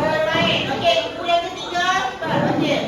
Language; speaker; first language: Malay; native; Malay